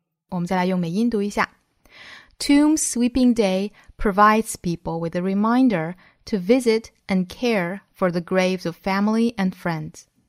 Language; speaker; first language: English; non-native, fluent; Chinese